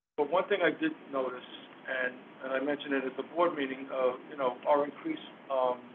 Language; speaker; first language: English; native; English